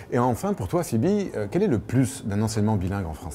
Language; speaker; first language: French; native; French